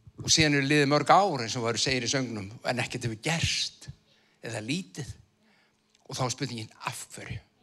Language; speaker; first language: Icelandic; native; Icelandic